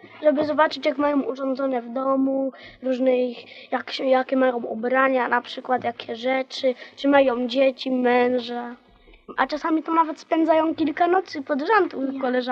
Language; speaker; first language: Polish; native; Polish